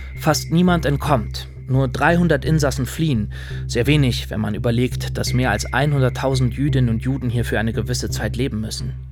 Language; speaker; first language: German; native; German